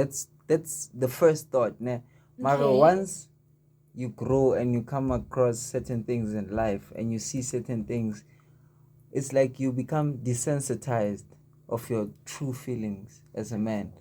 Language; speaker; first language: English; non-native, local second language; Zulu